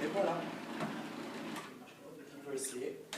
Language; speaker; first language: French; non-native, fluent; Hebrew